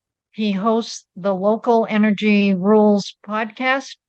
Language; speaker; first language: English; native; English